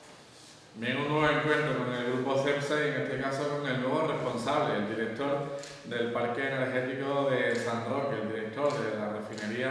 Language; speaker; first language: Spanish; native; Spanish